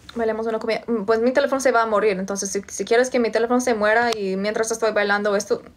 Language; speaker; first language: Spanish; non-native, fluent; English